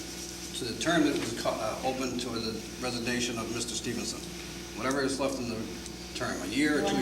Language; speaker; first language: English; native; English